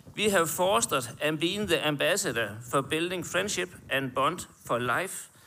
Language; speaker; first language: English; non-native, fluent; Danish